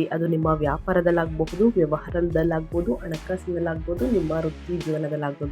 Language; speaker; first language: Kannada; native; Kannada